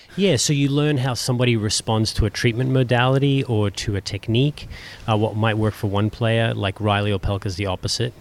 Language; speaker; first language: English; native; English